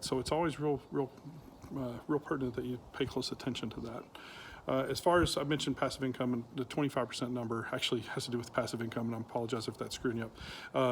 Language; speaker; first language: English; native; English